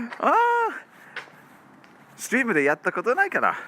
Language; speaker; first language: Japanese; non-native, learner; English